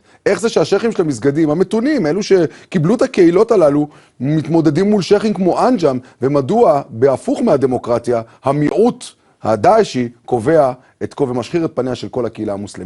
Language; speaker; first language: Hebrew; native; Hebrew